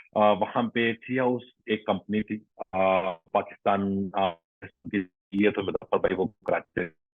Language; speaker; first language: Urdu; non-native, local second language; Punjabi